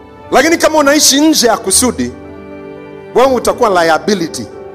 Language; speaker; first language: Swahili; non-native, local second language; Masai